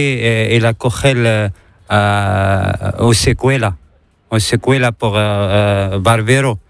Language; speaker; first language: Spanish; non-native, learner; Arabic